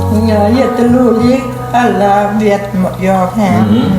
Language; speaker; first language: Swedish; non-native, learner; Thai